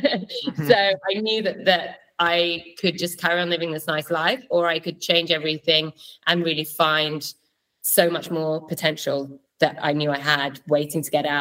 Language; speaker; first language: English; native; English